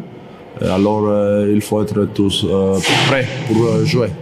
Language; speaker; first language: French; non-native, learner; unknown